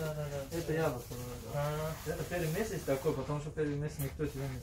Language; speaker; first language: Russian; non-native, fluent; Tajik